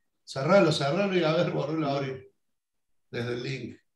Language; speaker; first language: Spanish; native; Spanish